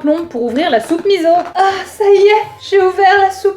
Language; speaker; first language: French; native; French